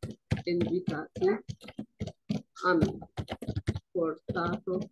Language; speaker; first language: Italian; non-native, fluent; Arabic